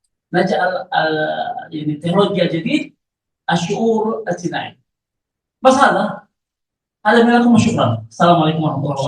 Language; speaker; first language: Arabic; non-native, learner; Malay